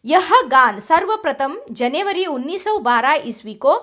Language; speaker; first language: Hindi; non-native, local second language; Kannada